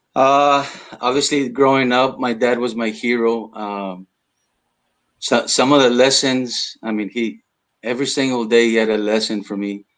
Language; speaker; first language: English; early bilingual, other home language; Spanish